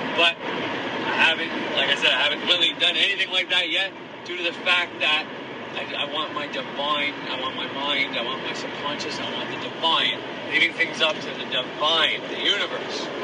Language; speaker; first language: English; native; English